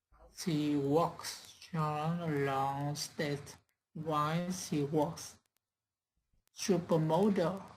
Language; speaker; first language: English; non-native, learner; Vietnamese